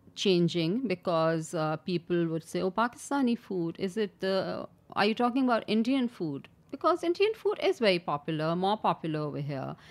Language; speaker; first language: English; non-native, local second language; Urdu